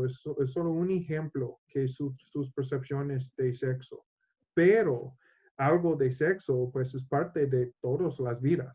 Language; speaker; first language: Spanish; non-native, learner; English